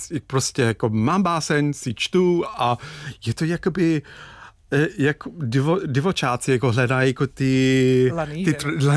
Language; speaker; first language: Czech; non-native, fluent; English